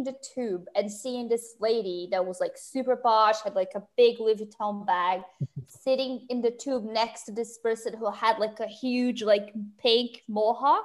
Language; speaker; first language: English; non-native, fluent; Portuguese